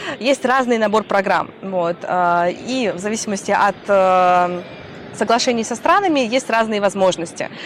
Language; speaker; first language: Russian; native; Russian